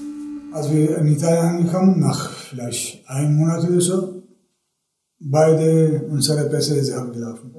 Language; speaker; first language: German; non-native, fluent; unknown